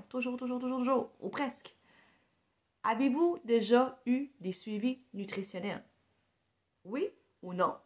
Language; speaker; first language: French; native; French